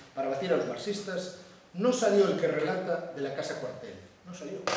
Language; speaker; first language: Spanish; native; Spanish